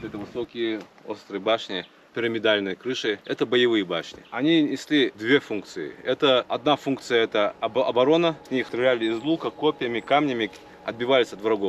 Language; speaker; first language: Russian; native; Russian